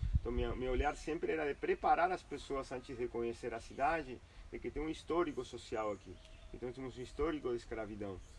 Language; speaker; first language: Portuguese; non-native, fluent; Spanish